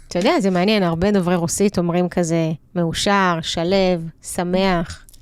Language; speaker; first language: Hebrew; early bilingual, other home language; Russian